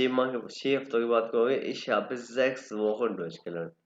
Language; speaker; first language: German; non-native, learner; Urdu